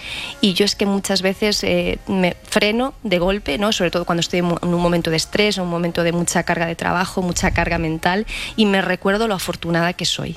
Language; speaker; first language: Spanish; native; Spanish